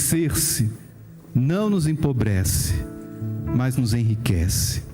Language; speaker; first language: Portuguese; native; Portuguese